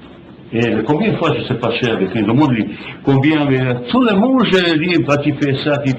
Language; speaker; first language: French; non-native, fluent; Bosnian